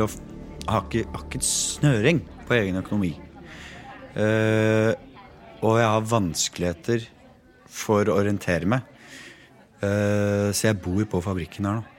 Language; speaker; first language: Norwegian; native; Norwegian